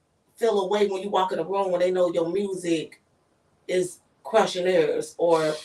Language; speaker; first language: English; native; English